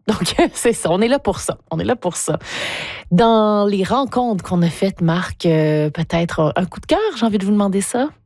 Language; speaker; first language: French; native; French